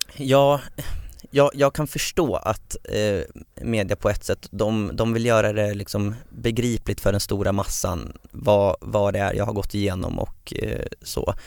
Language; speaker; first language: Swedish; native; Swedish